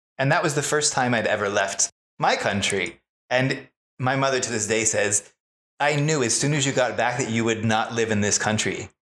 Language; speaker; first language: English; native; English